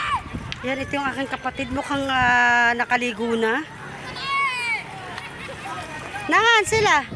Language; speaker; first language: Filipino; native; Filipino